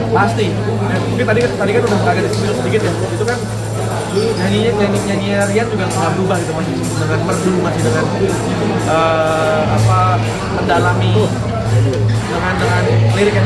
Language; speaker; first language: Indonesian; native; Indonesian